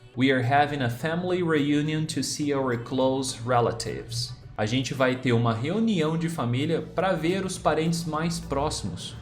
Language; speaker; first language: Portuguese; native; Portuguese